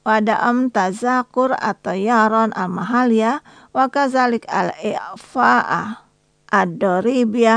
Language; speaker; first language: Arabic; non-native, fluent; Indonesian